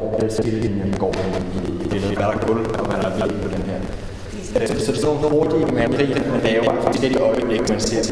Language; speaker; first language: Danish; native; Danish